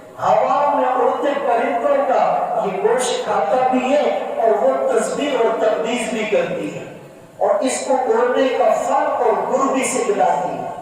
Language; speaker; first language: Urdu; non-native, local second language; Pashto